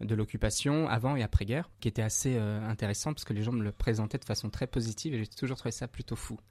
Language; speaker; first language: French; native; French